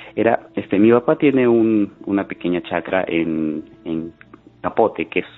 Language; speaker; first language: Spanish; native; Spanish